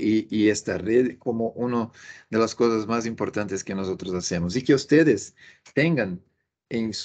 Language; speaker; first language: Spanish; non-native, fluent; Portuguese